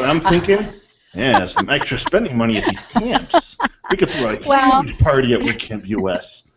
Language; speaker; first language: English; native; English